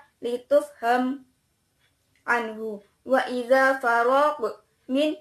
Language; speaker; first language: Arabic; non-native, learner; Indonesian